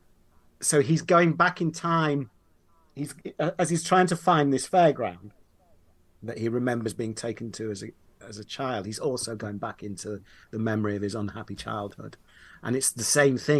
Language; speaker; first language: English; native; English